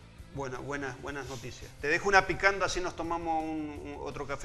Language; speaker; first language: Spanish; native; Spanish